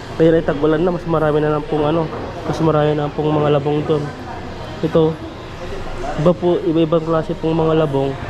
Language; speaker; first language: Filipino; non-native, local second language; Iloko